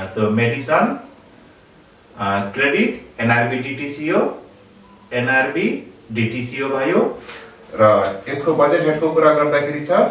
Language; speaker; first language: Nepali; native; Nepali